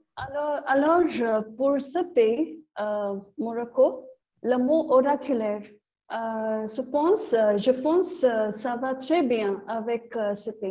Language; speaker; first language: French; non-native, learner; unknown